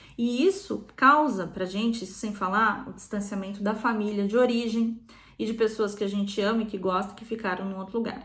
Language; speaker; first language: Portuguese; native; Portuguese